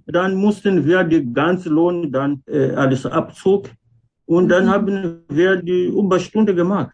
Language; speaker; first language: German; non-native, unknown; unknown